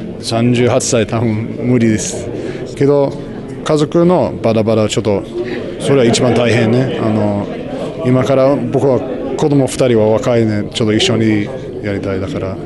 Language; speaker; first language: Japanese; non-native, fluent; English